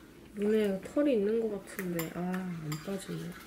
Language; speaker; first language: Korean; native; Korean